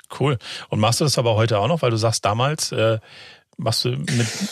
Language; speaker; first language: German; native; German